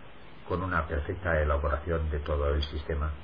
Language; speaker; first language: Spanish; native; Spanish